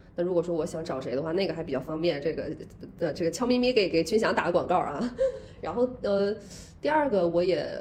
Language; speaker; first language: Chinese; native; Chinese